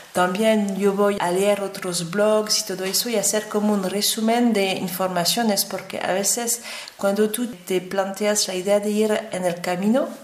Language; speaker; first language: Spanish; non-native, fluent; French